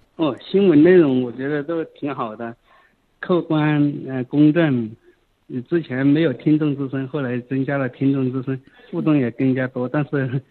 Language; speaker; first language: Chinese; native; Chinese